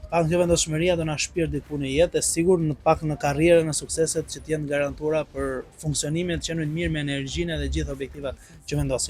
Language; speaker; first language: Albanian; native; Albanian